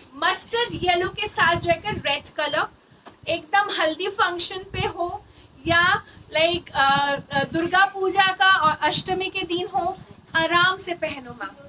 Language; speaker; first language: Hindi; non-native, local second language; Bangla